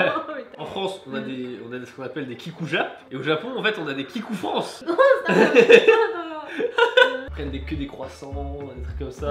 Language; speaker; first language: French; native; French